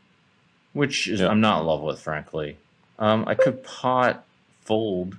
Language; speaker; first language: English; native; English